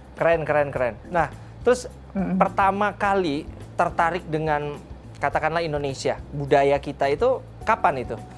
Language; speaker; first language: Indonesian; native; Indonesian